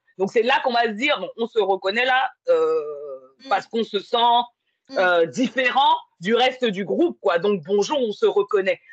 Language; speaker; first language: French; native; French